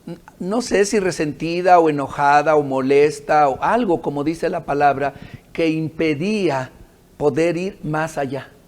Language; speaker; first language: Spanish; native; Spanish